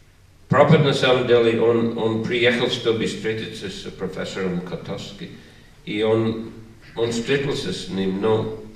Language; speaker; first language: Russian; non-native, fluent; English